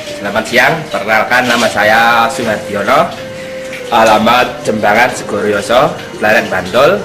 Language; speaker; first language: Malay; non-native, local second language; Javanese